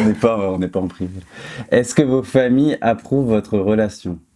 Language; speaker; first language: French; native; French